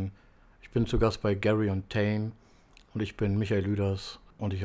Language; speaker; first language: English; non-native, learner; German